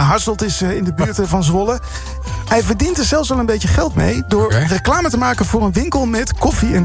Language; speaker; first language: Dutch; native; Dutch